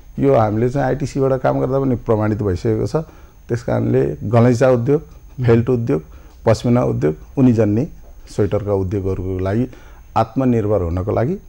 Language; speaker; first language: Nepali; native; Nepali